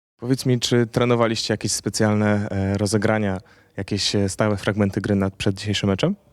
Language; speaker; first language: Polish; native; Polish